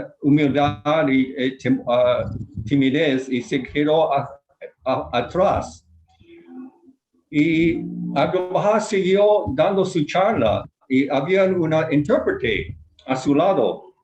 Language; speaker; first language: Spanish; non-native, fluent; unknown